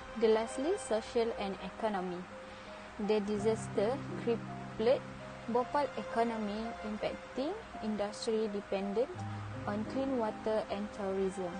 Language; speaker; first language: English; non-native, local second language; Malay